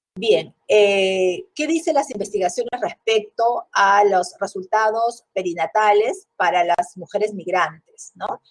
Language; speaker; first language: Spanish; native; Spanish